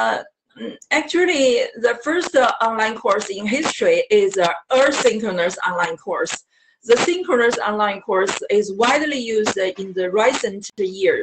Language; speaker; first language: English; non-native, learner; Chinese